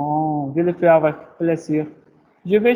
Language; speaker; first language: French; non-native, learner; Spanish